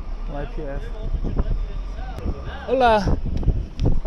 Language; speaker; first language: Spanish; non-native, learner; Chinese